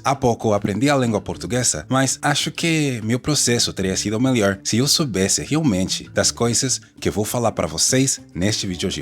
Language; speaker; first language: Portuguese; non-native, learner; English